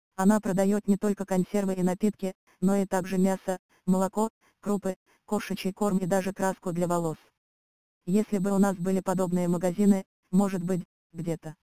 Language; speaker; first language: Russian; native; Russian